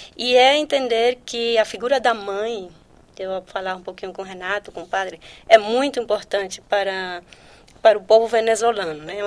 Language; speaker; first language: Portuguese; early bilingual, heritage; Portuguese